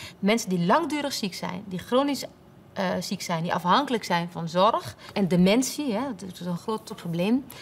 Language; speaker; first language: Dutch; native; Dutch